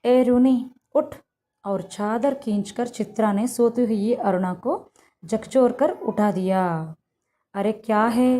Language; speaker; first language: Hindi; non-native, local second language; Telugu